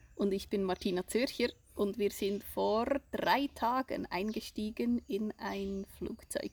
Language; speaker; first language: German; native; German